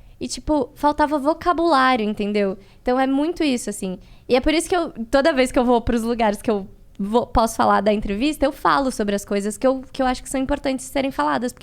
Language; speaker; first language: Portuguese; native; Portuguese